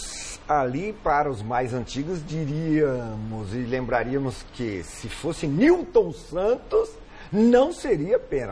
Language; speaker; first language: Portuguese; native; Portuguese